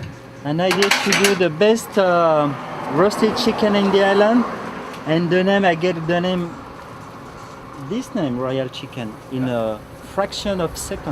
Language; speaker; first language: English; non-native, learner; French